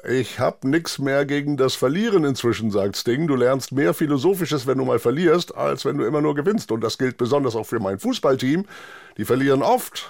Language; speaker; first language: German; native; German